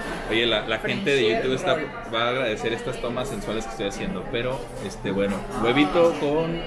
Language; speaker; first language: Spanish; native; Spanish